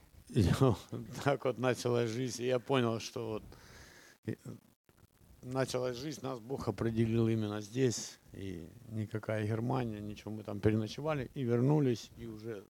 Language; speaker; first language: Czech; non-native, learner; Russian